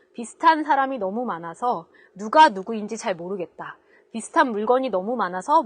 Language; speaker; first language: Korean; native; Korean